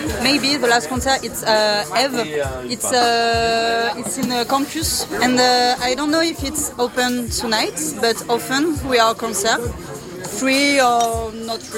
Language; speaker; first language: English; non-native, learner; French